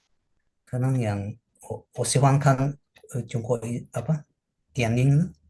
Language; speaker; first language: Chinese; non-native, learner; Indonesian